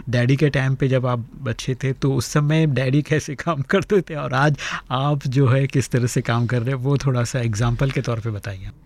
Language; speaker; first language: Hindi; native; Hindi